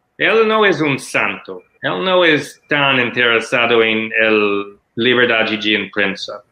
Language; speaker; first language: Spanish; non-native, learner; English